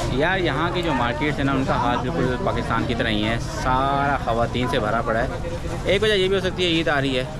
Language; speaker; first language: Urdu; native; Urdu